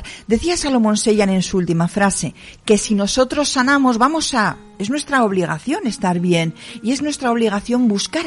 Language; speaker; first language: Spanish; native; Spanish